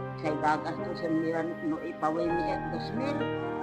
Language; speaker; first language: Filipino; non-native, local second language; Pangasinan